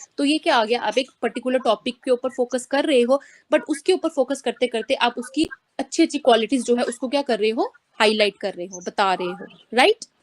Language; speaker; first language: Hindi; native; Hindi